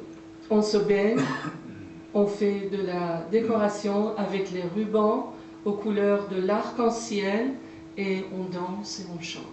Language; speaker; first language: French; non-native, fluent; Persian